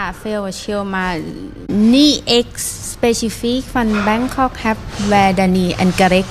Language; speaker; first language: Dutch; non-native, learner; Thai